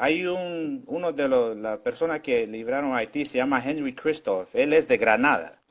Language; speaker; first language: Spanish; non-native, local second language; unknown